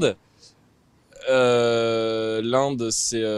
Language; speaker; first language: French; native; French